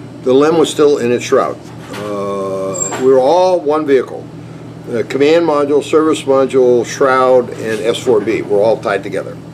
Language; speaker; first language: English; native; English